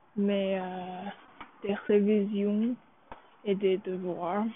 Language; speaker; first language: French; non-native, learner; Chinese